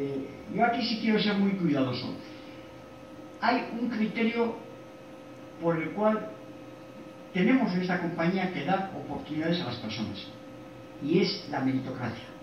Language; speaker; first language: Spanish; native; Spanish